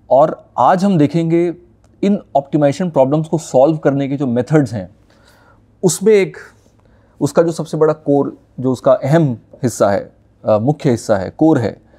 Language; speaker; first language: Hindi; native; Hindi